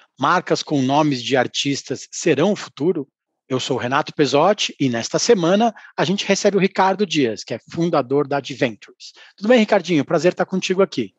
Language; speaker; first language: Portuguese; native; Portuguese